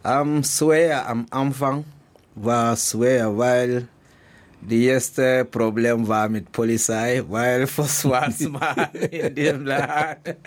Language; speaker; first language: German; non-native, learner; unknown